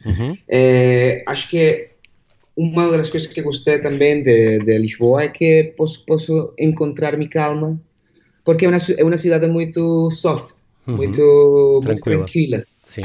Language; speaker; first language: Portuguese; non-native, learner; Spanish